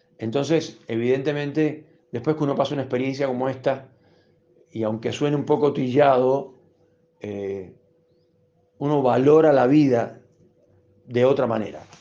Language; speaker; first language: Spanish; native; Spanish